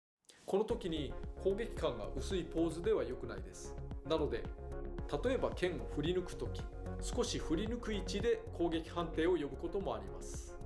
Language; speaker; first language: Japanese; native; Japanese